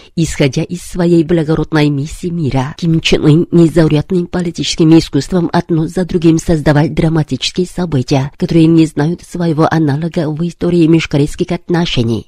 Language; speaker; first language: Russian; non-native, fluent; Korean